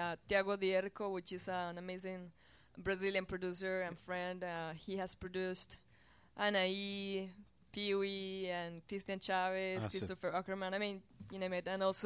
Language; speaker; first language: English; non-native, fluent; Spanish